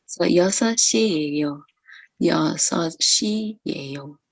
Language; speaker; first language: Korean; non-native, local second language; Filipino